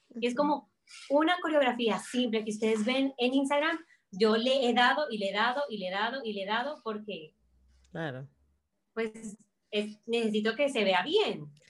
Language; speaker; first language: Spanish; native; Spanish